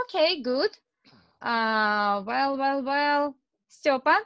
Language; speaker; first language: English; non-native, fluent; Russian